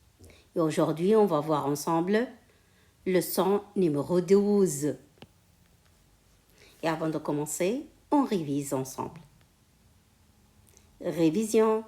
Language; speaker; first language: French; non-native, local second language; Arabic